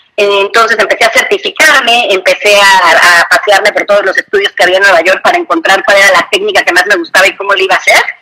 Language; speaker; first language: Spanish; native; Spanish